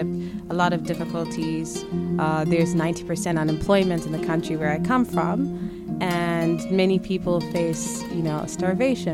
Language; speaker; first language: English; non-native, local second language; Shona